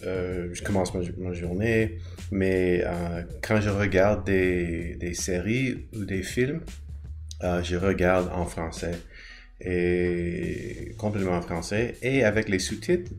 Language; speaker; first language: French; non-native, learner; English